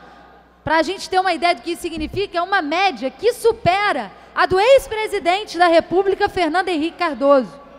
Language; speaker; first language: Portuguese; native; Portuguese